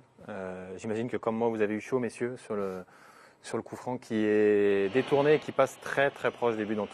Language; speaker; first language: French; native; French